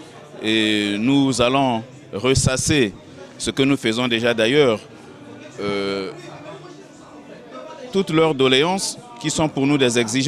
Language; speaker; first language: French; non-native, local second language; Lingala